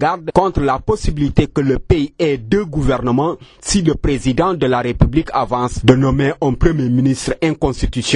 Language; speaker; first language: French; non-native, fluent; Portuguese